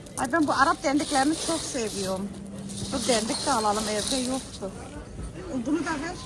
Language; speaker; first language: Turkish; early bilingual, heritage; Turkish